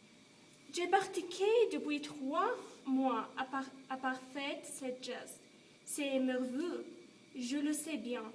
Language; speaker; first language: French; non-native, learner; English